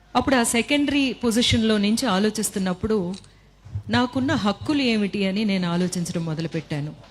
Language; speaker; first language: Telugu; native; Telugu